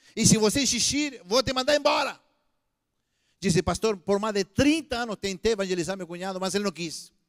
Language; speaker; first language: Portuguese; non-native, fluent; Spanish